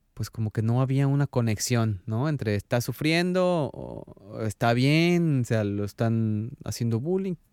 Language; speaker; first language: Spanish; native; Spanish